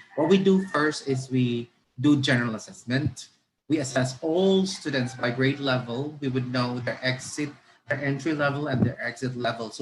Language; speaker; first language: English; non-native, local second language; Filipino